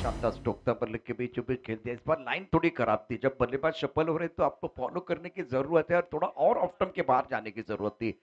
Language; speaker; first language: Hindi; non-native, local second language; Marathi